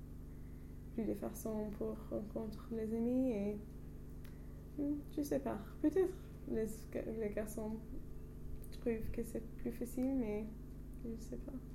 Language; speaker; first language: French; non-native, learner; English